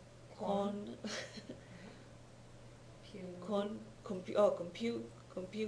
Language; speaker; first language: Japanese; non-native, learner; English